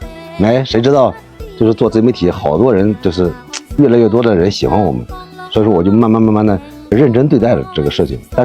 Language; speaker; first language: Chinese; native; Chinese